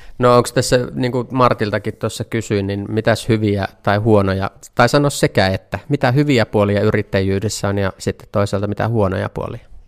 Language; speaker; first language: Finnish; native; Finnish